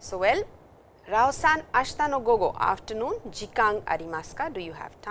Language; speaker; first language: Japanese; non-native, fluent; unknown